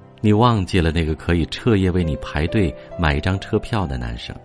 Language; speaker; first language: Chinese; native; Chinese